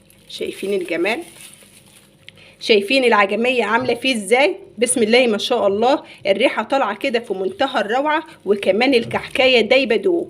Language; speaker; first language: Arabic; native; Arabic